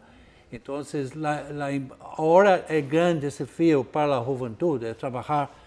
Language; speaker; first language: Spanish; non-native, fluent; Portuguese